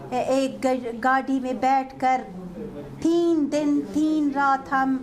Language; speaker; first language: Hindi; non-native, fluent; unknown